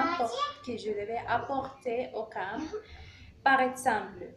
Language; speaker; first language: French; non-native, learner; Spanish